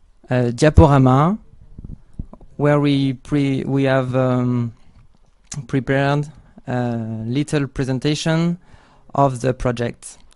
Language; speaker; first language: English; non-native, learner; French